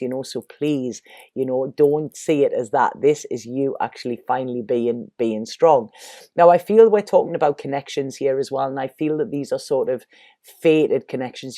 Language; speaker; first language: English; native; English